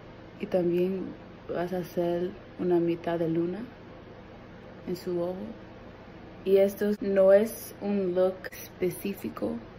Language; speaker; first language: Spanish; early bilingual, heritage; Spanish